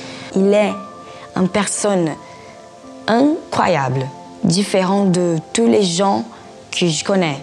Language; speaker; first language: French; non-native, fluent; Portuguese